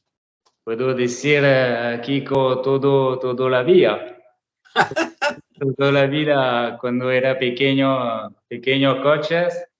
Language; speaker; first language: Spanish; non-native, learner; French